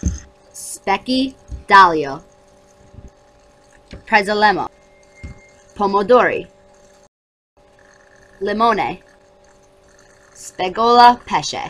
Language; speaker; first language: Italian; non-native, learner; English